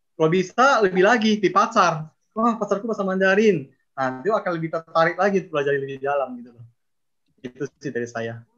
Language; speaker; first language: Indonesian; non-native, local second language; Chinese